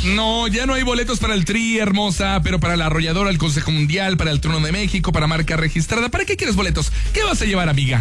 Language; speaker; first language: Spanish; native; Spanish